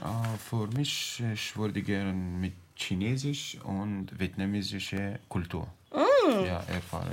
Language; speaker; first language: German; non-native, learner; Arabic